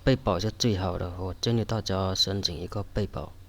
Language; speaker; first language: Chinese; native; Chinese